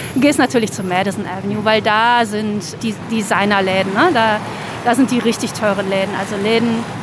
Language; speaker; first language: German; native; German